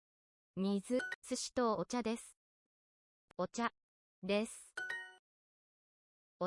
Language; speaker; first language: Japanese; non-native, learner; English